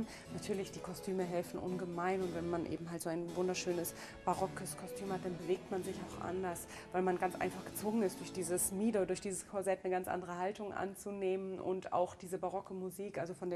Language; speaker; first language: German; native; German